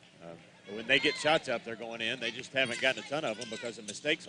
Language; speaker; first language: English; native; English